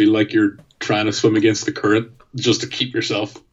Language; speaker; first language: English; native; English